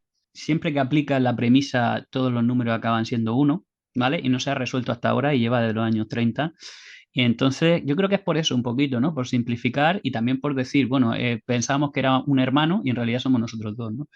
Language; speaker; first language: Spanish; native; Spanish